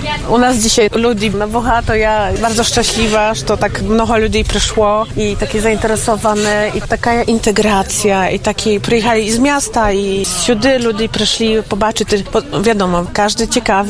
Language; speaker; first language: Polish; non-native, local second language; Ukrainian